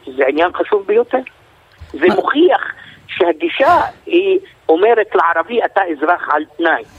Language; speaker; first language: Hebrew; non-native, local second language; Arabic